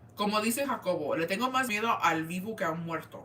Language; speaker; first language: Spanish; early bilingual, heritage; Spanish